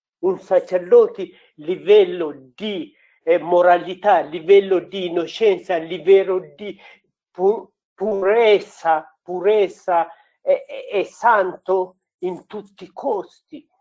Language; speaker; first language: Italian; non-native, learner; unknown